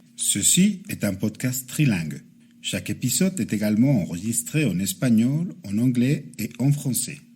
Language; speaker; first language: French; non-native, fluent; Spanish